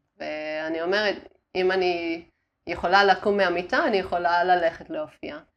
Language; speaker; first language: Hebrew; non-native, fluent; Italian